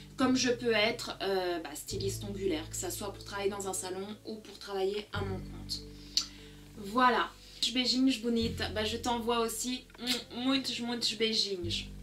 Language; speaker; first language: French; early bilingual, other home language; Portuguese